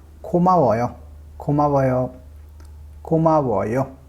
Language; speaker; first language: Korean; non-native, fluent; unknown